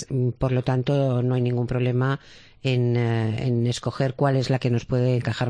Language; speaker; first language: Spanish; native; Spanish